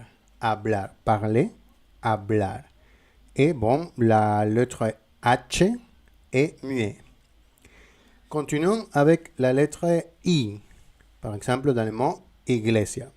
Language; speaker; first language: French; non-native, fluent; Spanish